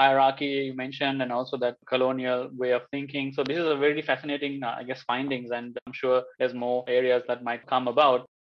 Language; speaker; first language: English; non-native, local second language; Sinhala